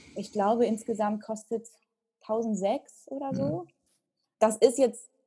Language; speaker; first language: German; early bilingual, heritage; Italian